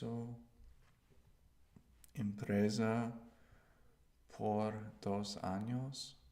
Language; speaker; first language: Spanish; non-native, learner; English